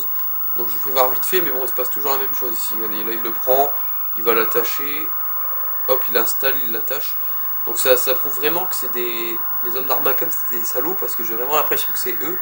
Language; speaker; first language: French; native; French